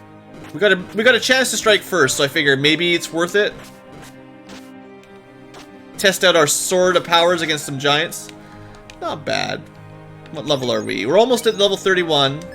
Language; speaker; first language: English; native; English